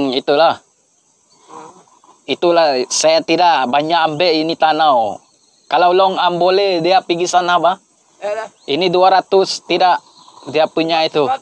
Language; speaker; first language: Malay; non-native, fluent; Filipino